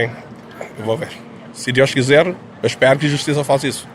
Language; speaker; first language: Portuguese; non-native, local second language; Kabuverdianu